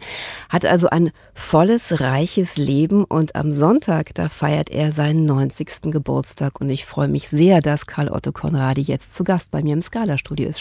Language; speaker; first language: German; native; German